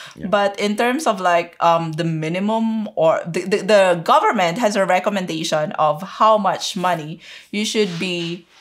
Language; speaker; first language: English; non-native, local second language; Filipino